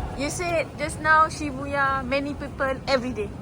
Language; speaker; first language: English; non-native, learner; Malay